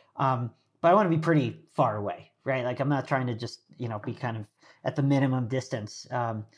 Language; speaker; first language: English; native; English